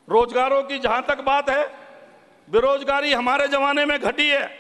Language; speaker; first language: Hindi; native; Hindi